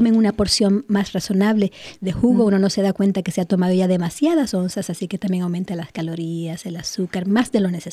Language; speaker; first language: Spanish; native; Spanish